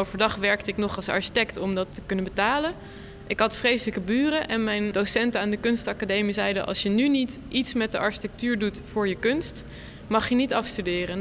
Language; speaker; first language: Dutch; native; Dutch